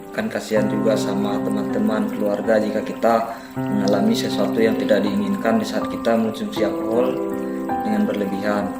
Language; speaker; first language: Indonesian; non-native, local second language; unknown